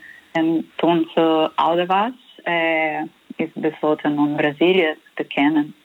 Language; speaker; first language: Dutch; non-native, fluent; Portuguese